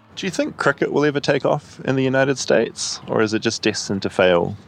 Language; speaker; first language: English; native; English